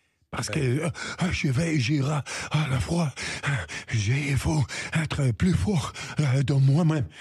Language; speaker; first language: French; non-native, learner; Dutch